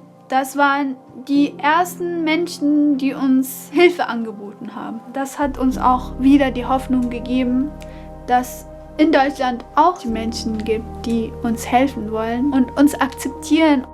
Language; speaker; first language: German; non-native, fluent; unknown